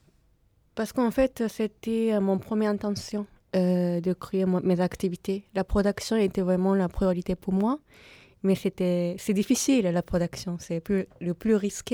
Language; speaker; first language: French; non-native, fluent; Japanese